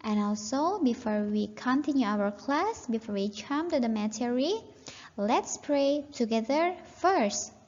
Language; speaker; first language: English; non-native, fluent; Indonesian